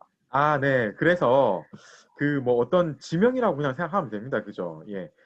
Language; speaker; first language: Korean; native; Korean